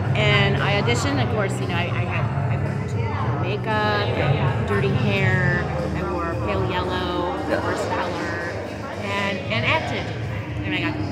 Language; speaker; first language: English; native; English